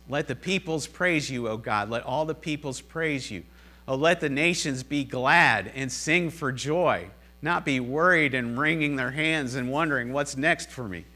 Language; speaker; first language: English; native; English